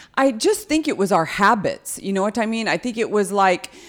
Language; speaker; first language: English; native; English